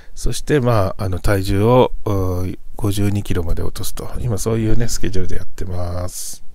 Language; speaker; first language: Japanese; native; Japanese